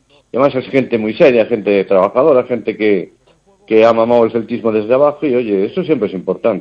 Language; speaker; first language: Spanish; native; Spanish